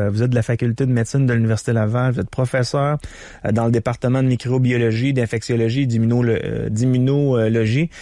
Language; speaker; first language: French; native; French